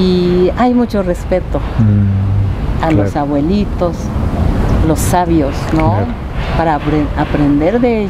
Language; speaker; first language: Spanish; non-native, fluent; Japanese